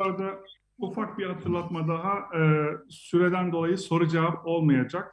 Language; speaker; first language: Turkish; native; Turkish